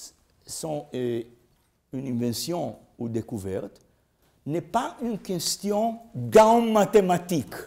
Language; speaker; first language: French; non-native, learner; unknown